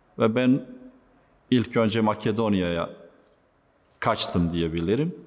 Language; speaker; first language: Turkish; non-native, fluent; Bosnian